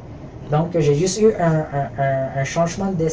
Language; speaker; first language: French; early bilingual, other home language; Filipino